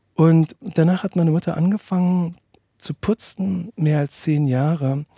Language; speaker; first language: German; early bilingual, other home language; Turkish